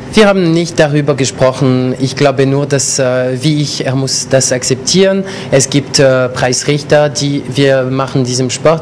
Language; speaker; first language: German; non-native, local second language; French